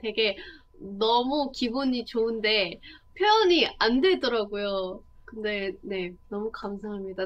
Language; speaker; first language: Korean; non-native, fluent; Thai